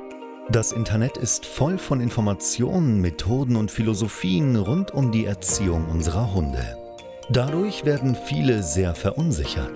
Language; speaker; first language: German; native; German